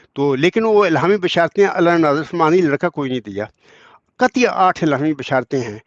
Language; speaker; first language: Urdu; non-native, local second language; Punjabi